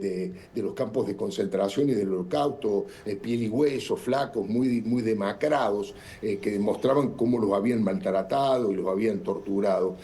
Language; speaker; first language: Spanish; native; Spanish